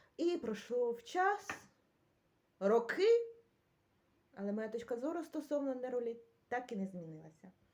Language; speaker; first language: Ukrainian; native; Ukrainian